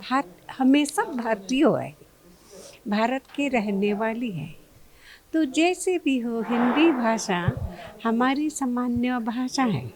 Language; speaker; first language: Hindi; non-native, local second language; Khasi